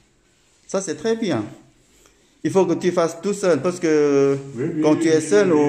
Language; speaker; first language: French; non-native, learner; Thai